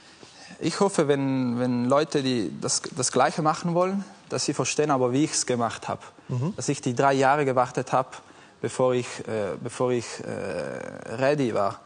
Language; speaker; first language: German; non-native, fluent; Italian